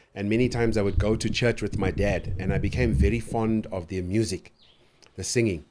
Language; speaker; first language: English; native; English